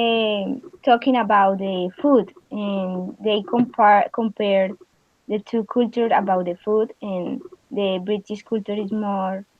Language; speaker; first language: English; non-native, learner; Spanish